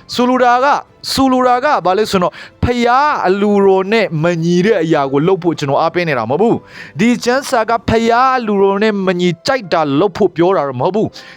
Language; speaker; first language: Burmese; non-native, local second language; Tedim Chin